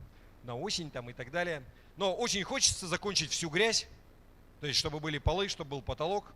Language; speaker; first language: Russian; native; Russian